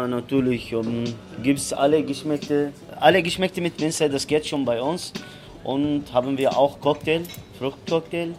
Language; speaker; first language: German; non-native, learner; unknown